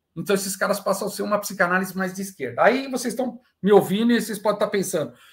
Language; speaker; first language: Portuguese; native; Portuguese